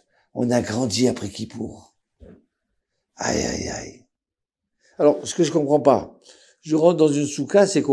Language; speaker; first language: French; native; French